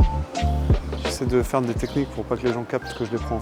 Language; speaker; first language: French; native; French